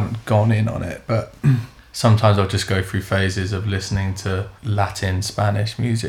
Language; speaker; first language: English; native; English